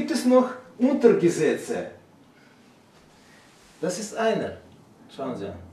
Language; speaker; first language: German; non-native, learner; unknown